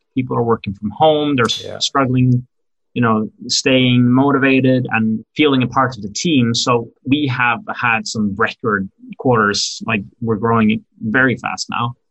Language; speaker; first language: English; non-native, fluent; Norwegian